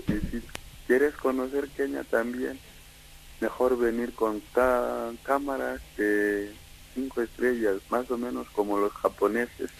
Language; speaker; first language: Spanish; non-native, fluent; Kikuyu